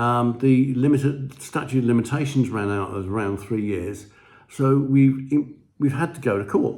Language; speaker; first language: English; native; English